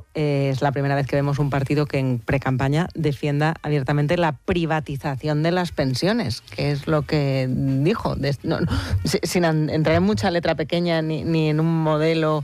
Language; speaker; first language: Spanish; native; Spanish